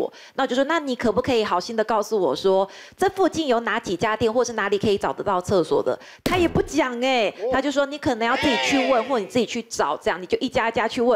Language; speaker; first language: Chinese; native; Chinese